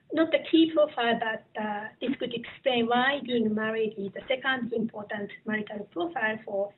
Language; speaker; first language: English; non-native, fluent; Japanese